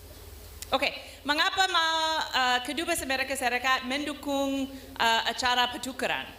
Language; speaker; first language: Indonesian; non-native, learner; English